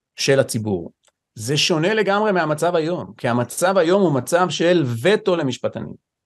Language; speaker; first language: Hebrew; native; Hebrew